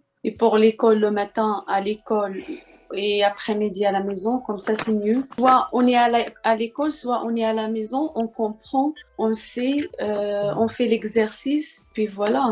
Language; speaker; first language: French; non-native, learner; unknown